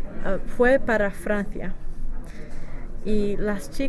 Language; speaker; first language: Spanish; non-native, learner; English